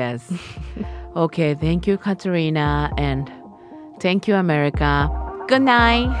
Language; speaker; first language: English; non-native, learner; Japanese